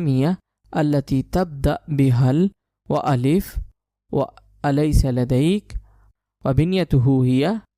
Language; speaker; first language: Arabic; non-native, fluent; Urdu